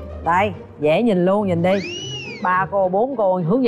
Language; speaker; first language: Vietnamese; native; Vietnamese